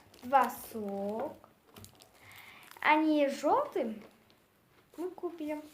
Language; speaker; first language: Russian; non-native, local second language; Kazakh